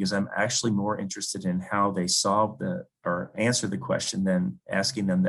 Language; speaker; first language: English; native; English